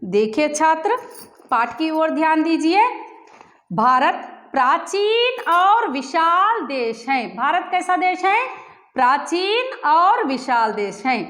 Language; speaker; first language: Hindi; non-native, local second language; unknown